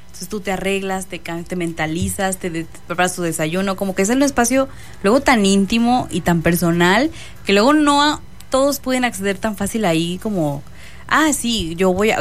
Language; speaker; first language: Spanish; native; Spanish